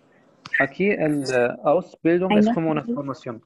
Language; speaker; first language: Spanish; non-native, fluent; Arabic